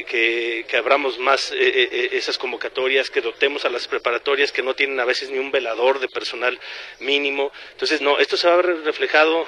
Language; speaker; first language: Spanish; native; Spanish